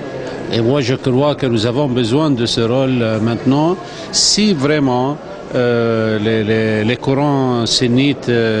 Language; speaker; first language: French; non-native, fluent; Arabic